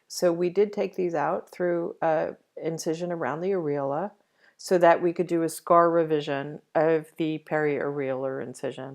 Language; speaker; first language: English; native; English